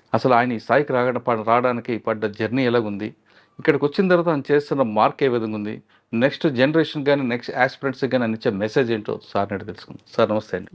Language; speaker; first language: Telugu; native; Telugu